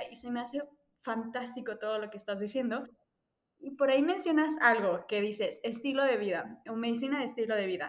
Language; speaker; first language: Spanish; native; Spanish